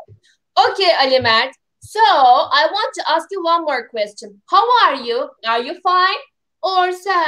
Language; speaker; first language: English; non-native, fluent; Turkish